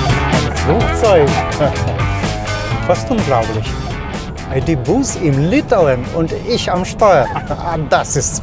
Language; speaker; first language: German; non-native, learner; Lithuanian